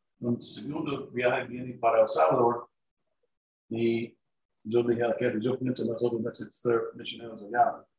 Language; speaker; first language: Spanish; non-native, learner; English